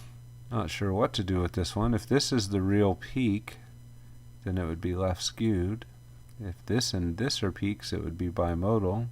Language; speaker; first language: English; native; English